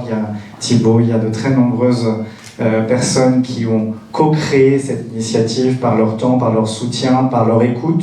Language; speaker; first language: French; native; French